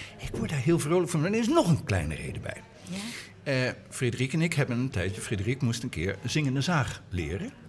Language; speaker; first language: Dutch; native; Dutch